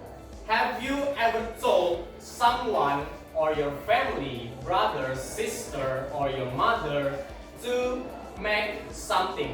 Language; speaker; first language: English; non-native, learner; Indonesian